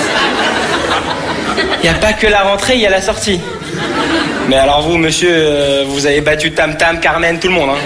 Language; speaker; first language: French; native; French